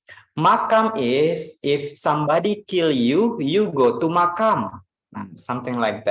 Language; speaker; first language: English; non-native, fluent; Indonesian